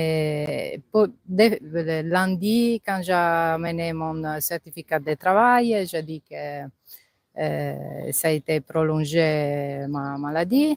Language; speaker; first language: French; non-native, learner; Italian